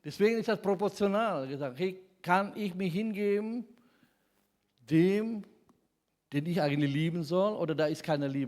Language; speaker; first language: German; non-native, fluent; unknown